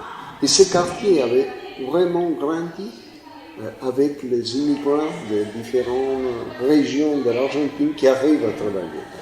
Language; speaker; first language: French; non-native, fluent; Spanish